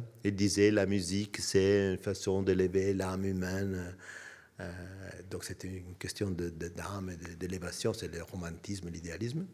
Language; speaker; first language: French; non-native, fluent; Italian